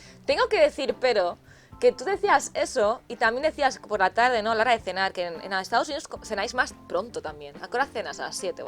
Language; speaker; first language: Spanish; native; Spanish